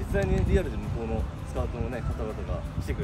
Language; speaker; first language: Japanese; native; Japanese